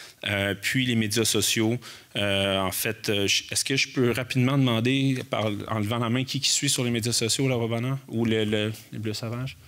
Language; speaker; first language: French; native; French